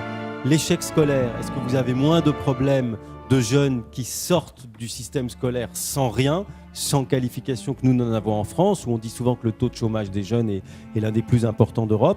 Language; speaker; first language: French; native; French